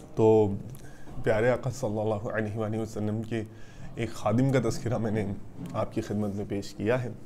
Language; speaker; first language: Urdu; native; Urdu